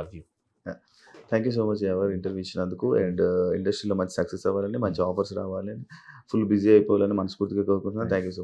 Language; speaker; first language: Telugu; native; Telugu